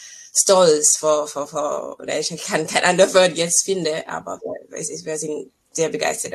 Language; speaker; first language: German; non-native, learner; English